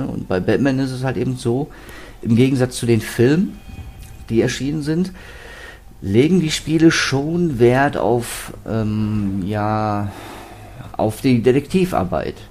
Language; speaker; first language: German; native; German